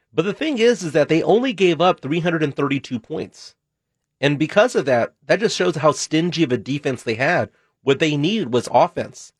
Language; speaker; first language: English; native; English